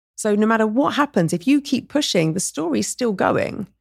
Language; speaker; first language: English; native; English